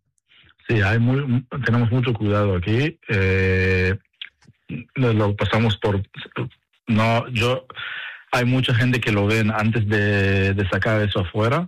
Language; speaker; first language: Spanish; non-native, fluent; Hebrew